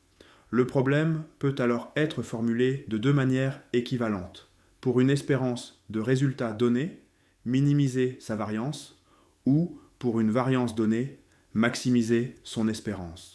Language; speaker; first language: French; native; French